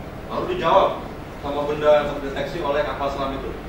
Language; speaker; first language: Indonesian; native; Indonesian